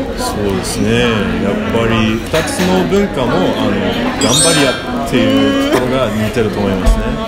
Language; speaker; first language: Japanese; non-native, fluent; English